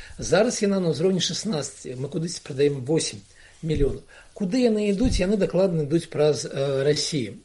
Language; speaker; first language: Belarusian; non-native, local second language; Russian